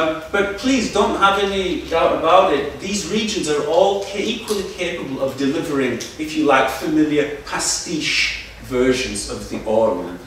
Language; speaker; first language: English; native; English